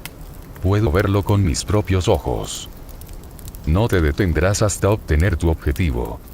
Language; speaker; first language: Spanish; native; Spanish